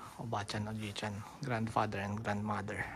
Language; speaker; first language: English; non-native, local second language; Filipino